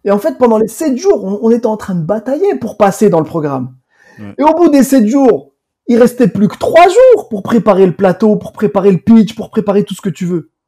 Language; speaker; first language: French; early bilingual, other home language; Arabic